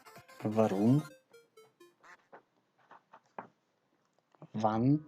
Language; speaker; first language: German; non-native, fluent; Macedonian